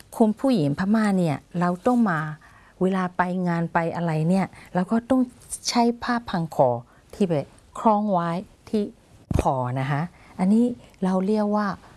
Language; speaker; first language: Thai; non-native, fluent; Burmese